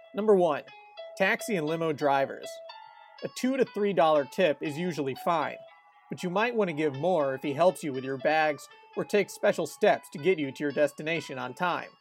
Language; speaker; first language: English; native; English